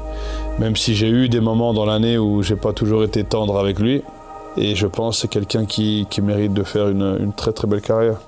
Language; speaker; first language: French; native; French